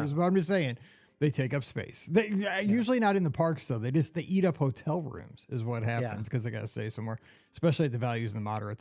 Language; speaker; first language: English; native; English